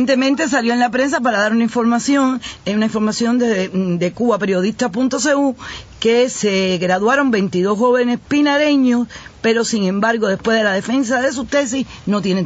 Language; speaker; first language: Spanish; native; Spanish